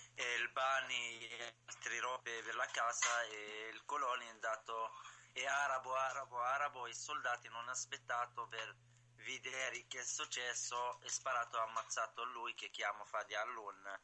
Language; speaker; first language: Italian; non-native, learner; Arabic